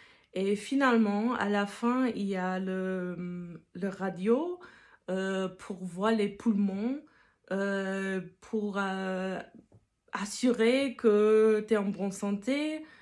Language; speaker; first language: French; non-native, fluent; English